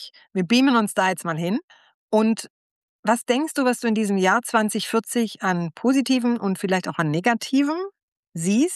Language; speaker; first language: German; native; German